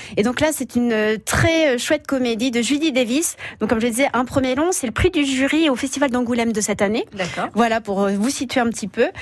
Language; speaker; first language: French; native; French